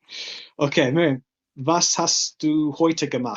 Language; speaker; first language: German; non-native, learner; English